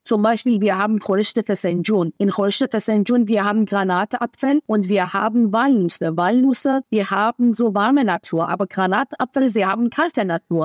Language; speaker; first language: German; non-native, fluent; Persian